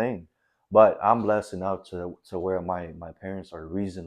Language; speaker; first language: English; native; English